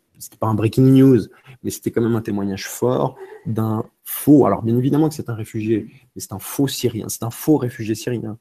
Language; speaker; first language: French; early bilingual, other home language; Romanian